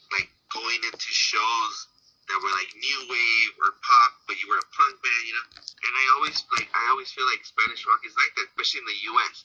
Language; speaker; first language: English; early bilingual, other home language; Spanish